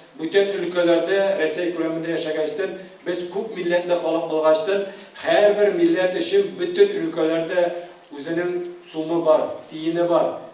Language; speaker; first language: Tatar; native; Tatar